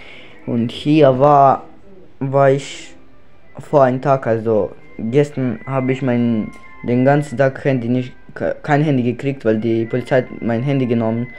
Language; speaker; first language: German; non-native, learner; Macedonian